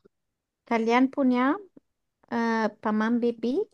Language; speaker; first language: Indonesian; non-native, learner; English